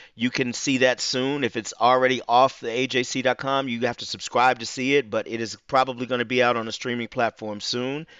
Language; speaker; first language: English; native; English